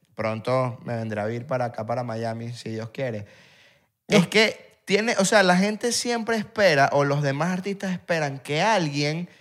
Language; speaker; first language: Spanish; native; Spanish